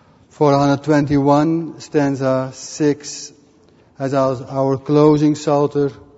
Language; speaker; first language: English; non-native, fluent; Dutch